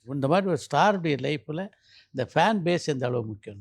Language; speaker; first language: Tamil; native; Tamil